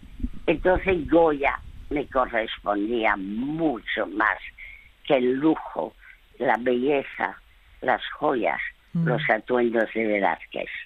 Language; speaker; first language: Spanish; early bilingual, other home language; French